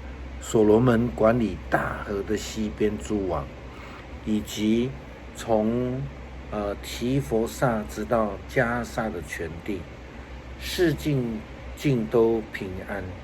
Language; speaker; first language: Chinese; native; Chinese